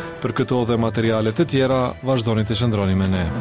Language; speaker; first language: Albanian; native; Albanian